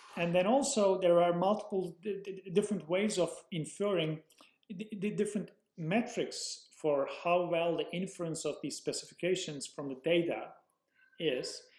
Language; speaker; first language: English; non-native, fluent; Turkish